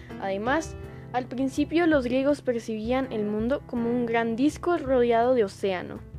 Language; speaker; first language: Spanish; native; Spanish